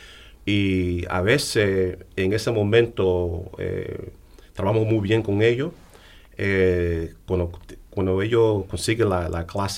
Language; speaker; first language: Spanish; early bilingual, heritage; English